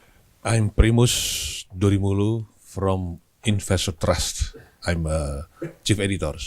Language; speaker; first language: English; non-native, learner; Indonesian